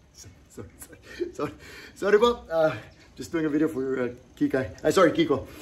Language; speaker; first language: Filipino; early bilingual, heritage; Filipino